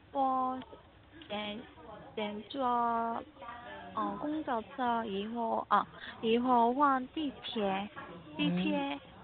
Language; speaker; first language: Chinese; non-native, learner; Korean